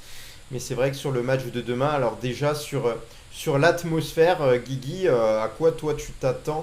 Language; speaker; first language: French; native; French